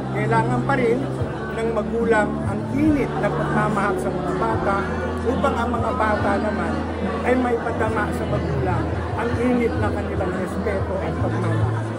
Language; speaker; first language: Filipino; native; Filipino